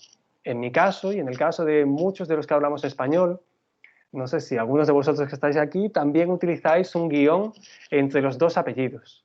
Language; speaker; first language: Spanish; native; Spanish